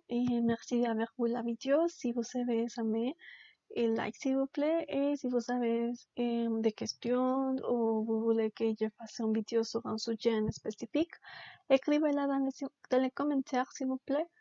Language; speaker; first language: French; non-native, learner; Spanish